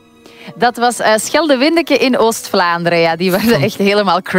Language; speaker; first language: Dutch; native; Dutch